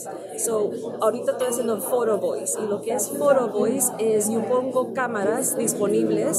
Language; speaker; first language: Spanish; early bilingual, heritage; Spanish